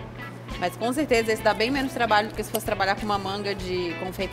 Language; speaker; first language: Portuguese; native; Portuguese